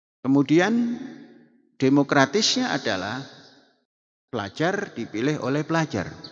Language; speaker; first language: Indonesian; non-native, local second language; Javanese